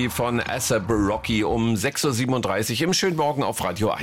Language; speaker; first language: German; native; German